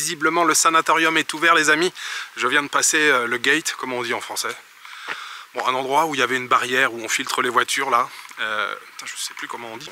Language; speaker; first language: French; native; French